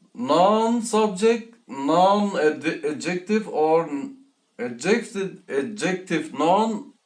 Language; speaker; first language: English; non-native, learner; Turkish